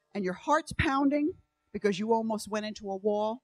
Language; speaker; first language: English; native; English